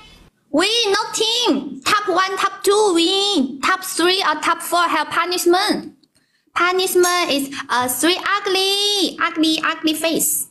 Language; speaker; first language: English; non-native, learner; Thai